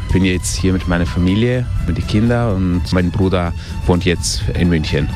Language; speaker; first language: German; early bilingual, heritage; German